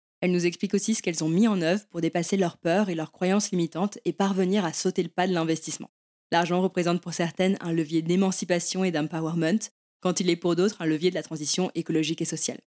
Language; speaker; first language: French; early bilingual, other home language; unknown